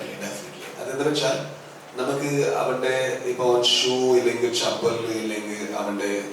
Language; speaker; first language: Malayalam; non-native, learner; Kannada